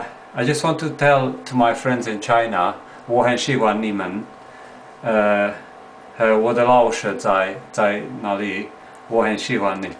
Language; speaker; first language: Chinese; non-native, learner; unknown